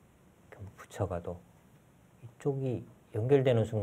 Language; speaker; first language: Korean; native; Korean